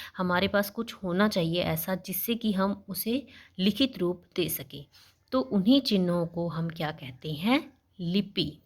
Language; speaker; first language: Hindi; non-native, local second language; Punjabi